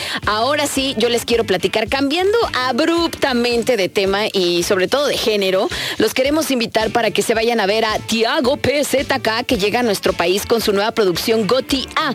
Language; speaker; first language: Spanish; native; Spanish